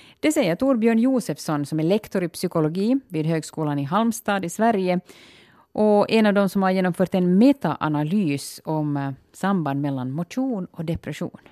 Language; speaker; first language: Swedish; native; Swedish